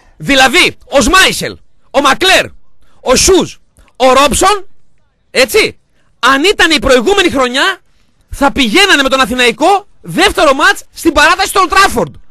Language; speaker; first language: Greek; native; Greek